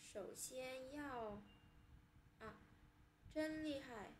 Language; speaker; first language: Chinese; non-native, learner; Vietnamese